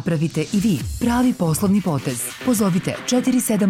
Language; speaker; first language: Serbian; native; Serbian